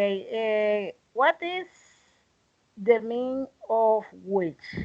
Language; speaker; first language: English; non-native, learner; Spanish